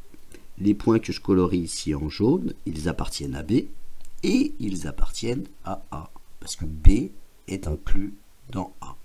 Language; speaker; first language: French; native; French